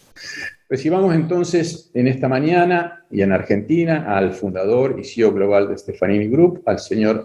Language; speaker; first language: Spanish; native; Spanish